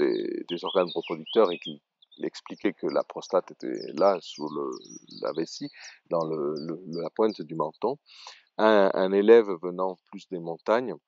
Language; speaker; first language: French; native; French